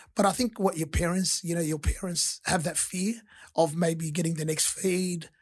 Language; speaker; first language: English; early bilingual, other home language; Arabic